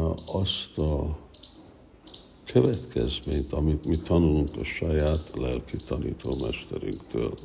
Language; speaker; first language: Hungarian; early bilingual, heritage; Hungarian